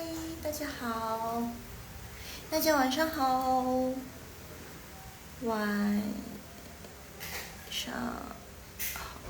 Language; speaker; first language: Chinese; non-native, fluent; Indonesian